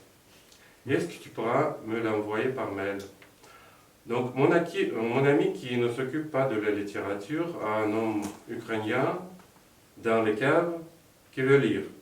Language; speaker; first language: French; non-native, fluent; Russian